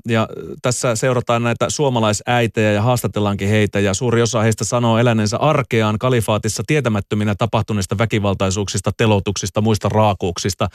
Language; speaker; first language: Finnish; native; Finnish